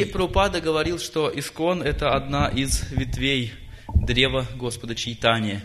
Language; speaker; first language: Russian; native; Russian